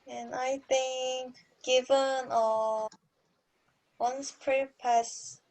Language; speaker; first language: English; non-native, learner; Korean